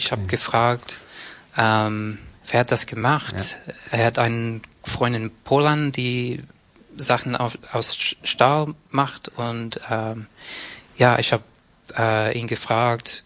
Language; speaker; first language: German; non-native, learner; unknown